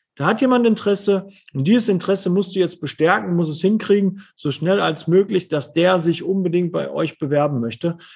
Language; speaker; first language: German; native; German